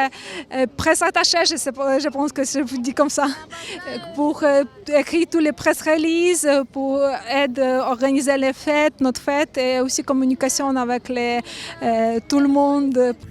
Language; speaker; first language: French; non-native, learner; Ukrainian